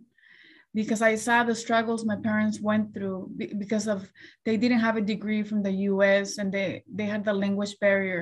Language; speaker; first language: English; early bilingual, other home language; Spanish